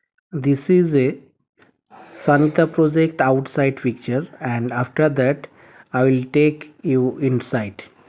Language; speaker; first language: English; non-native, local second language; Bangla